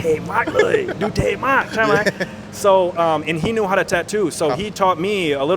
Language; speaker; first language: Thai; non-native, learner; English